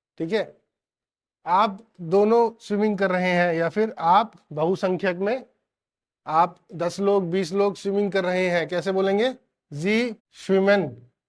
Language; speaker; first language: Hindi; native; Hindi